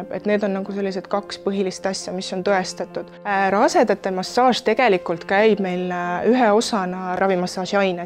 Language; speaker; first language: Estonian; native; Estonian